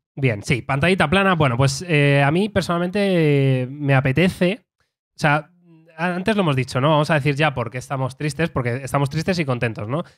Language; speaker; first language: Spanish; native; Spanish